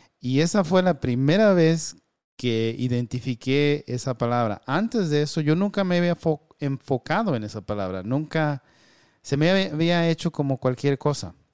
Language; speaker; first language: Spanish; early bilingual, heritage; Spanish